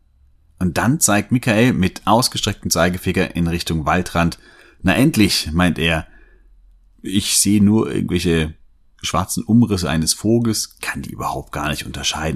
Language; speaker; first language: German; native; German